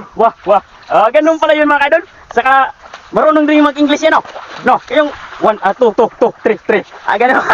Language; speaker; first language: Filipino; non-native, local second language; Cebuano